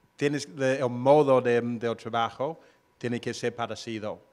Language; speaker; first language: Spanish; non-native, fluent; English